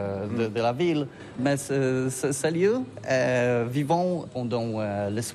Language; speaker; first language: French; non-native, learner; Polish